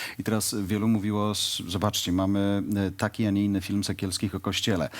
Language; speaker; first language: Polish; native; Polish